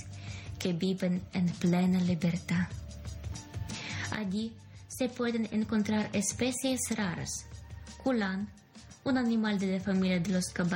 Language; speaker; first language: Spanish; non-native, fluent; Ukrainian